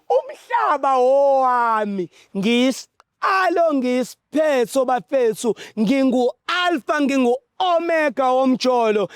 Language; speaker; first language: Zulu; native; Zulu